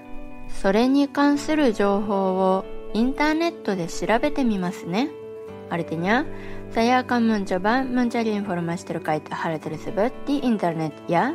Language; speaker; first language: Japanese; non-native, fluent; Indonesian